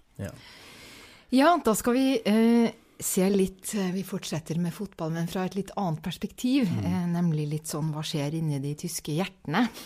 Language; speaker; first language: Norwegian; native; Norwegian